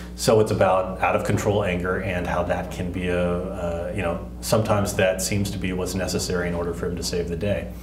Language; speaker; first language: English; native; English